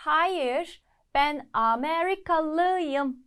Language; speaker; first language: Turkish; non-native, fluent; Korean